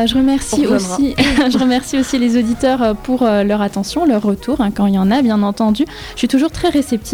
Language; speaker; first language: French; native; French